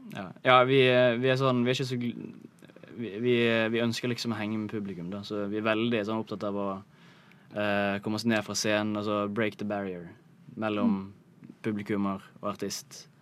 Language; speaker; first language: Norwegian; native; Norwegian